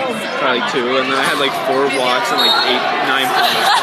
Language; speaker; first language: English; native; English